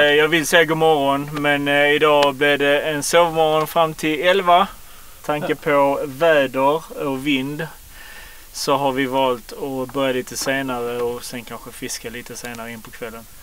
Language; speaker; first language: Swedish; native; Swedish